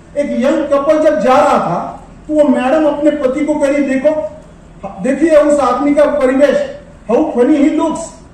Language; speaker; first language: Hindi; non-native, local second language; Marwari